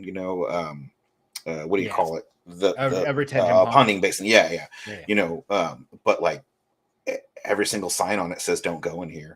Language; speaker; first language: English; native; English